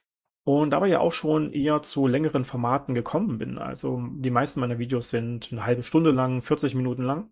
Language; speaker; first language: German; native; German